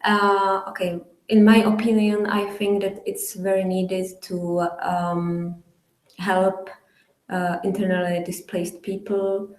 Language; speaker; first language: English; non-native, fluent; Czech